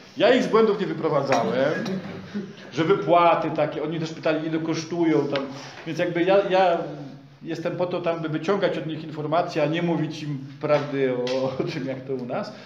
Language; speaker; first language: Polish; native; Polish